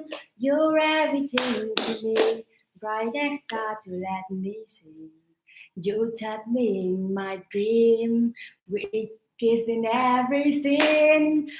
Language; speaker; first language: English; non-native, learner; Vietnamese